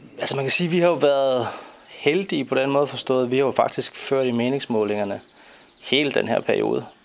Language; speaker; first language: Danish; native; Danish